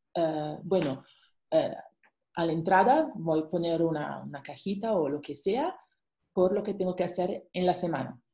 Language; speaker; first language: Spanish; non-native, fluent; Italian